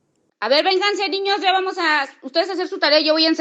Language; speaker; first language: Spanish; native; Spanish